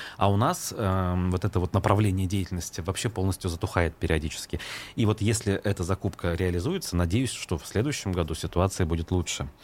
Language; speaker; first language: Russian; native; Russian